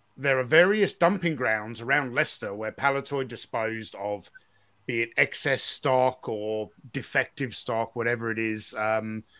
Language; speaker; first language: English; native; English